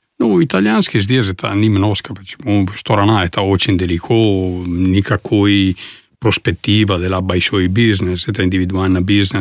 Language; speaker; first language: Russian; non-native, learner; Italian